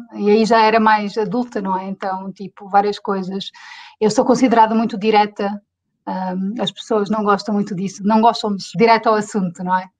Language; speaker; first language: Portuguese; native; Portuguese